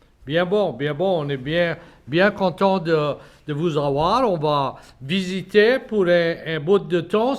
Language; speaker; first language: French; native; French